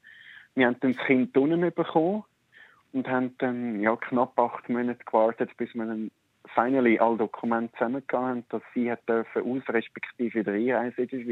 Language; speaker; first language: German; native; German